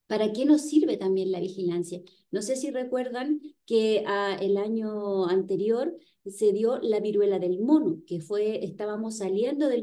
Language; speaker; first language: Spanish; native; Spanish